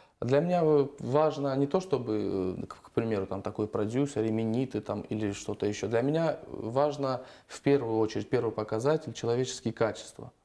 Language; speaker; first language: Russian; non-native, local second language; Armenian